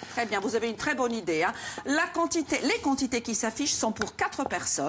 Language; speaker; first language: French; native; French